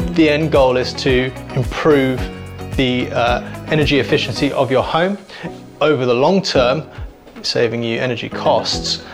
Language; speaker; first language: English; native; English